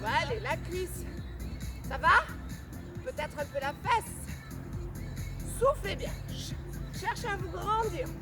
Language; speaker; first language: French; native; French